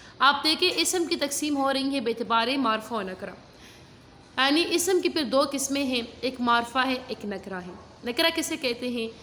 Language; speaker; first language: Urdu; non-native, local second language; Pashto